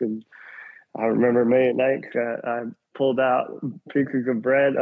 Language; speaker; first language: English; native; English